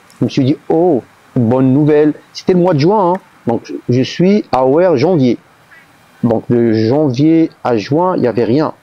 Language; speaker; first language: French; non-native, local second language; Arabic